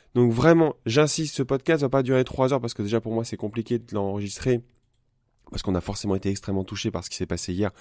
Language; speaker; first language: French; native; French